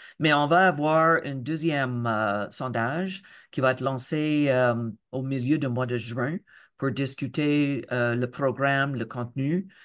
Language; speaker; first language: French; non-native, local second language; English